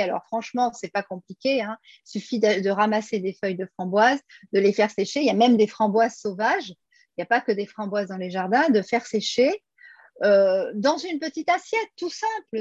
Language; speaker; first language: French; native; French